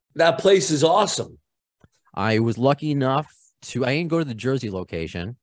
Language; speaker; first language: English; native; English